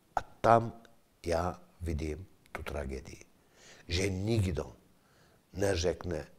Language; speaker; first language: Czech; non-native, fluent; Kurdish